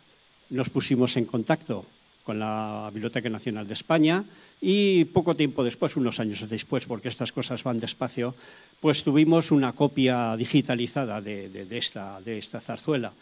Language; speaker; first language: Spanish; native; Spanish